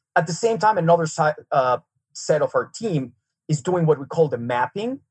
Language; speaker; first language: English; non-native, fluent; Serbian